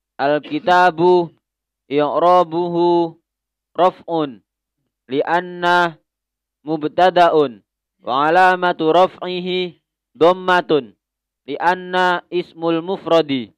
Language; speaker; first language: Arabic; non-native, learner; Indonesian